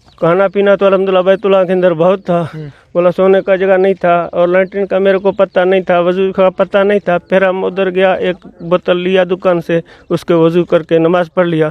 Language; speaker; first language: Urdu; non-native, local second language; Baluchi